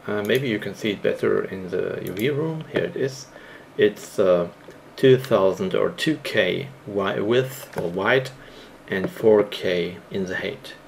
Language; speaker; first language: English; non-native, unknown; German